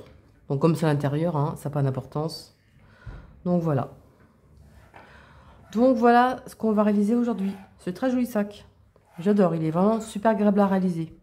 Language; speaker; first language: French; native; French